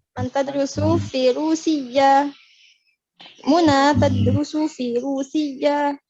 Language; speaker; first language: Arabic; non-native, learner; Indonesian